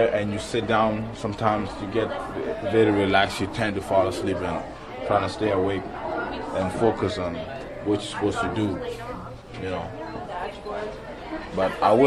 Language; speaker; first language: English; non-native, fluent; Acoli